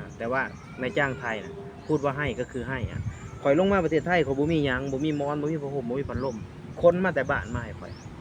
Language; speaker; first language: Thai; non-native, fluent; Lao